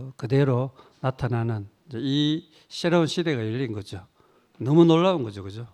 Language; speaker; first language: Korean; native; Korean